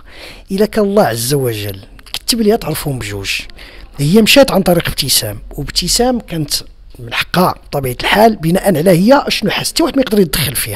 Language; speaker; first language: Arabic; native; Arabic